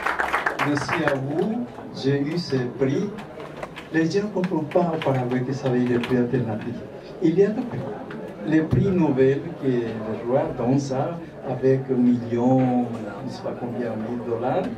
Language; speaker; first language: French; non-native, fluent; Spanish